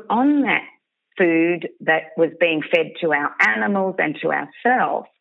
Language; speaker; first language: English; native; English